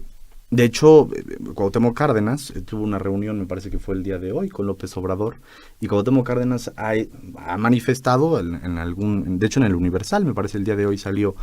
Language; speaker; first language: Spanish; native; Spanish